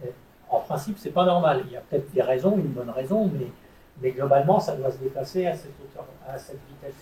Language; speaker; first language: French; native; French